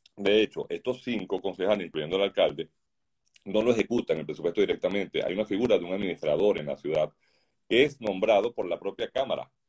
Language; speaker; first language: Spanish; native; Spanish